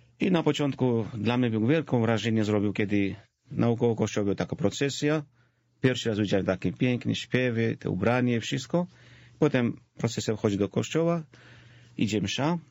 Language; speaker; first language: Polish; non-native, fluent; Georgian